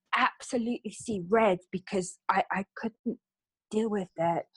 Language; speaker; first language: English; native; English